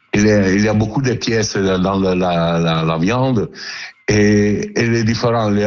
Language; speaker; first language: French; non-native, learner; Italian